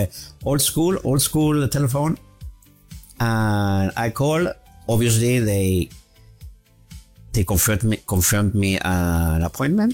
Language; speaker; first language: English; non-native, fluent; German